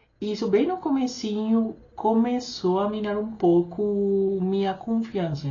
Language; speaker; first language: Portuguese; non-native, fluent; Spanish